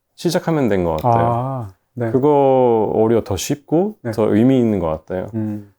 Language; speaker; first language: Korean; non-native, fluent; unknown